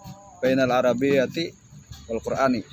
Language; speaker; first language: Arabic; non-native, learner; Indonesian